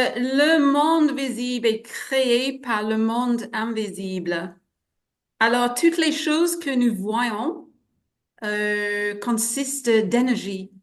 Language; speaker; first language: French; non-native, fluent; English